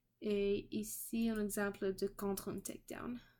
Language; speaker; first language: French; non-native, learner; English